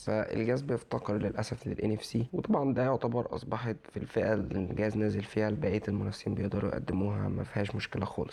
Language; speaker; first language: Arabic; native; Arabic